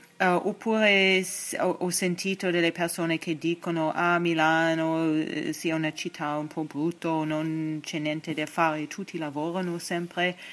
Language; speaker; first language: Italian; non-native, fluent; English